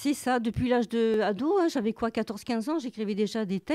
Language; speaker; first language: French; native; French